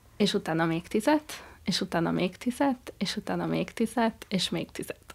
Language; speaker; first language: Hungarian; non-native, fluent; English